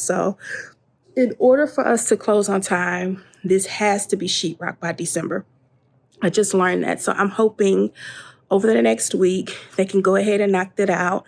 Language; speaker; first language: English; native; English